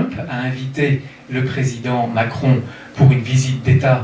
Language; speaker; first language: French; native; French